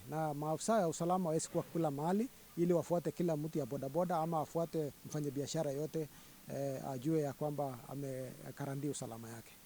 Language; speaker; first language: Swahili; non-native, local second language; Kalenjin